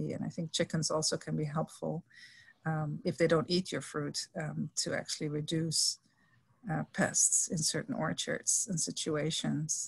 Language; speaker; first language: English; non-native, fluent; Dutch